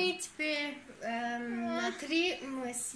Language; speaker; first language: Russian; early bilingual, heritage; German